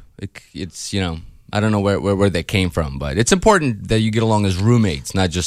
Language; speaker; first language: English; non-native, fluent; Russian